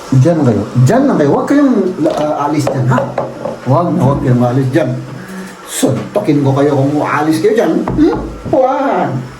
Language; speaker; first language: Filipino; native; Filipino